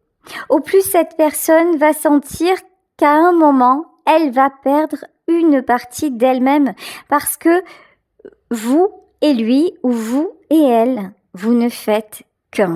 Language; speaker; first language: French; native; French